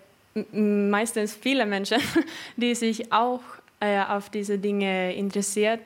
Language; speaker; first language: German; non-native, fluent; Swedish